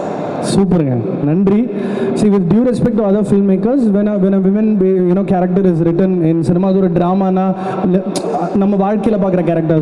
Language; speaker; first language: Tamil; native; Tamil